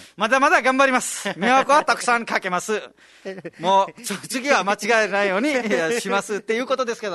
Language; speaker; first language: Japanese; non-native, fluent; Nepali